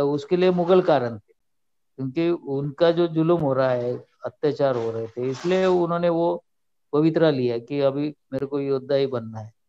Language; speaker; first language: Hindi; non-native, local second language; Marathi